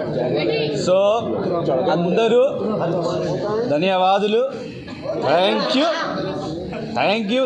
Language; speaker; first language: Telugu; non-native, local second language; Hindi